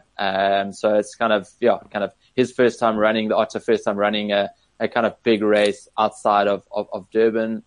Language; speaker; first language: English; native; English